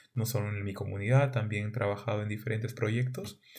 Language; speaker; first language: Spanish; native; Spanish